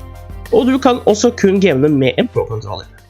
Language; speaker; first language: Norwegian; native; Norwegian